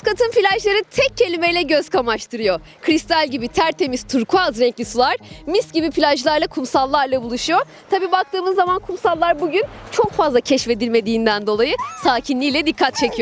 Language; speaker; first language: Turkish; native; Turkish